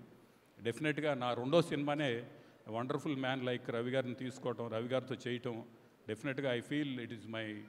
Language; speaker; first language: Telugu; native; Telugu